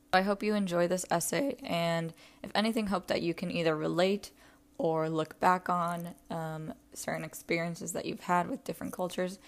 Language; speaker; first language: English; early bilingual, other home language; Spanish